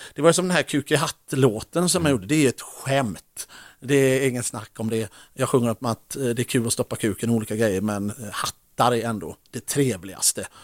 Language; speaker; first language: Swedish; native; Swedish